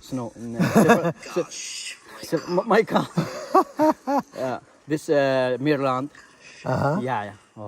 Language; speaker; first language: English; non-native, learner; Arabic